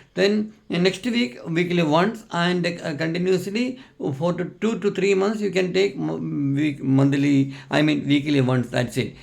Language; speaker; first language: English; non-native, local second language; Malayalam